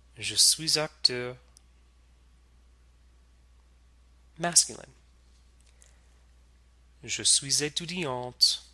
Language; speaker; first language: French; non-native, fluent; English